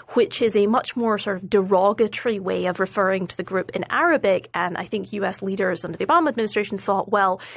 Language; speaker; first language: English; native; English